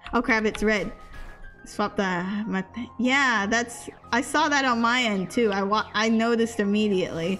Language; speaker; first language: English; native; English